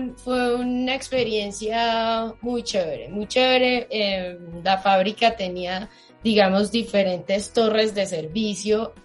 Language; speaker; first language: Spanish; native; Spanish